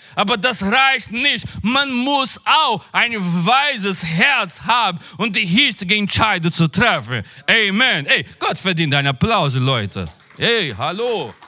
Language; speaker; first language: German; non-native, learner; Portuguese